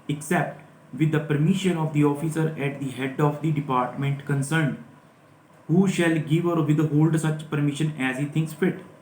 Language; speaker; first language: English; non-native, local second language; Punjabi